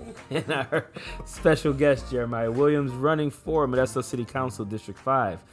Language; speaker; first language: English; native; English